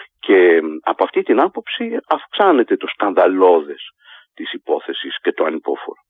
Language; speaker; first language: Greek; native; Greek